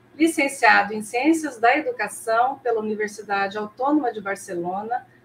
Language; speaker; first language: Portuguese; native; Portuguese